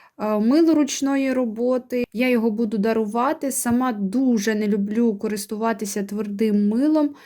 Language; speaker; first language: Ukrainian; non-native, local second language; Russian